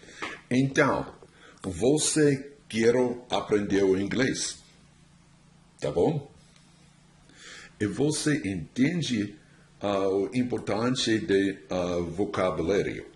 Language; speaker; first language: Portuguese; non-native, learner; English